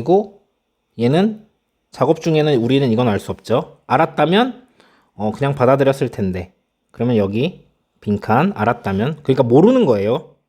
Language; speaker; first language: Korean; native; Korean